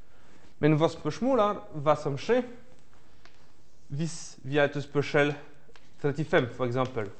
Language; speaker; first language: Norwegian; non-native, fluent; French